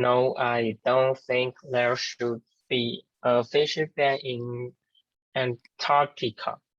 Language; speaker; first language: English; non-native, learner; Chinese